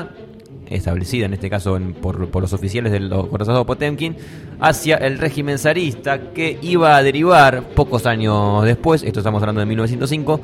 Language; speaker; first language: Spanish; native; Spanish